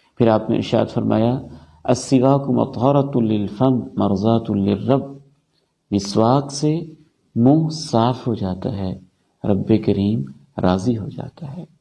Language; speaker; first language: Urdu; non-native, local second language; Punjabi